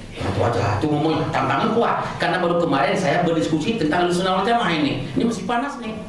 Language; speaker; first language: Indonesian; non-native, local second language; Achinese